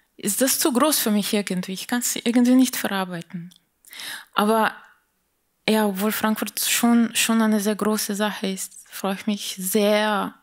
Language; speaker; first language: German; non-native, fluent; Slovenian